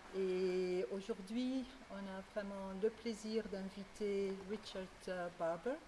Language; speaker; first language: French; native; French